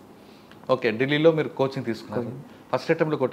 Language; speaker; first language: Telugu; native; Telugu